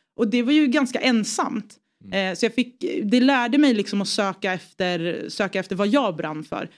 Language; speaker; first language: Swedish; early bilingual, other home language; Persian